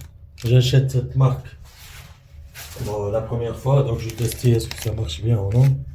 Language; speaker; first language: French; non-native, local second language; Arabic